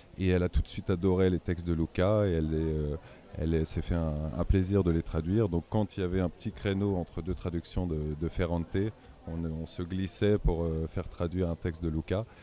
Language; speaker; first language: French; native; French